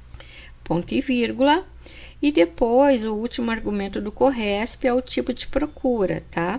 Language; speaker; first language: Portuguese; native; Portuguese